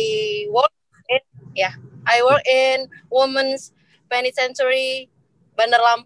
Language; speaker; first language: English; non-native, learner; Indonesian